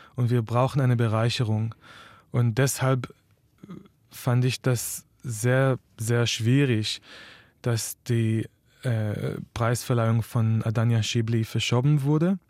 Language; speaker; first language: German; non-native, fluent; Hebrew